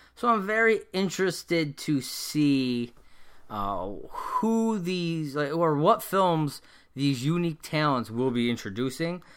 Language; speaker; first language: English; native; English